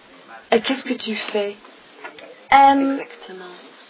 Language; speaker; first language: French; non-native, fluent; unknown